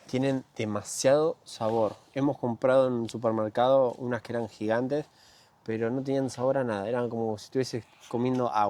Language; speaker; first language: Spanish; native; Spanish